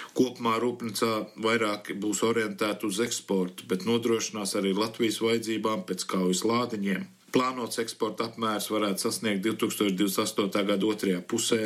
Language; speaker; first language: Latvian; early bilingual, heritage; Latvian